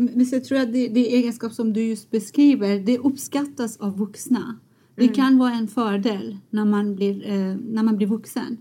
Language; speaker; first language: Swedish; non-native, fluent; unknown